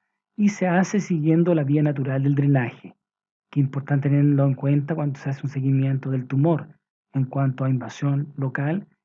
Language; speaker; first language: Spanish; native; Spanish